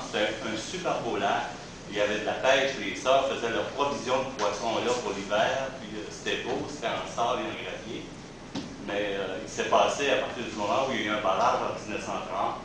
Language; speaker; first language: French; native; French